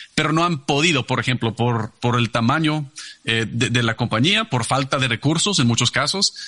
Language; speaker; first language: Spanish; non-native, fluent; English